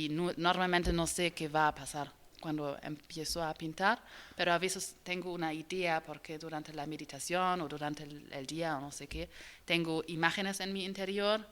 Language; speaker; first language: Spanish; non-native, learner; German